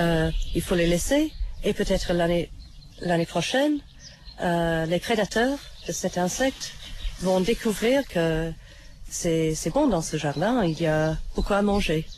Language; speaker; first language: French; non-native, fluent; English